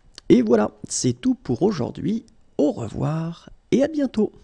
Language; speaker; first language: French; native; French